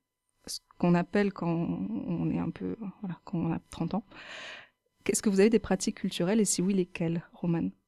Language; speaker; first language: French; native; French